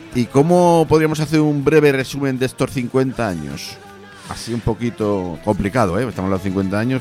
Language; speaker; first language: Spanish; native; Spanish